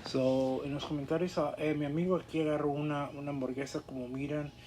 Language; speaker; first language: Spanish; early bilingual, other home language; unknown